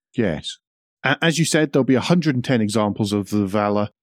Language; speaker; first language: English; native; English